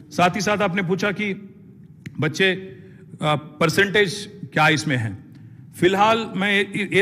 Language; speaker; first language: Hindi; non-native, local second language; Telugu